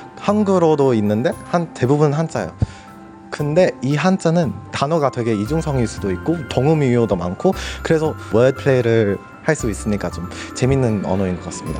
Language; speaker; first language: Korean; non-native, fluent; English